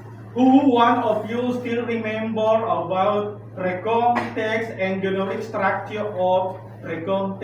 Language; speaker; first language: English; non-native, learner; Indonesian